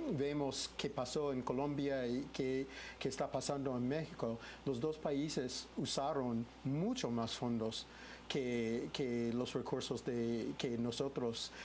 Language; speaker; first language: Spanish; non-native, fluent; English